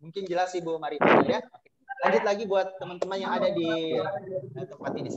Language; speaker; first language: Indonesian; native; Indonesian